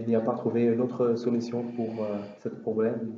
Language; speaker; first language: French; non-native, learner; Dutch